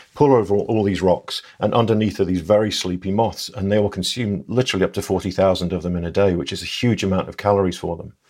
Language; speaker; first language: English; native; English